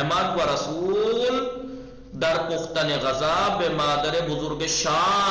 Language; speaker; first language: Persian; non-native, fluent; Urdu